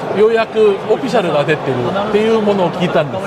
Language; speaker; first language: Japanese; non-native, fluent; Korean